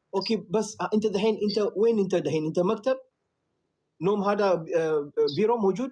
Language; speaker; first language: Arabic; non-native, learner; Amharic